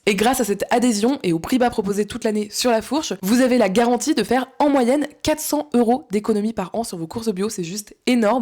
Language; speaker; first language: French; native; French